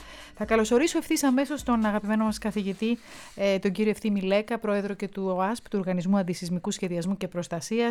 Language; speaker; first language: Greek; native; Greek